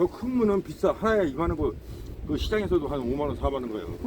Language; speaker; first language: Korean; native; Korean